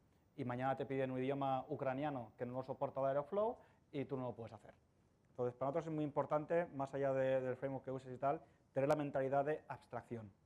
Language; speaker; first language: Spanish; native; Spanish